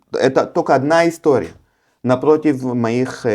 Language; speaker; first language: Russian; early bilingual, heritage; Russian